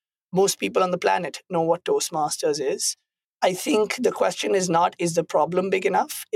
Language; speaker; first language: English; non-native, local second language; Hindi